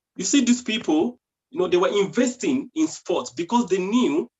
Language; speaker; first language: English; non-native, local second language; Yoruba